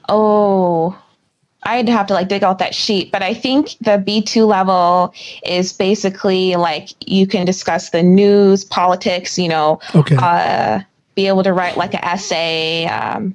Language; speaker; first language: English; native; English